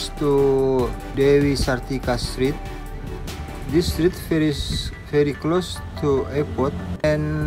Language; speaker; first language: English; non-native, learner; Indonesian